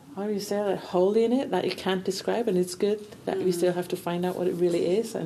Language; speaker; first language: English; non-native, fluent; German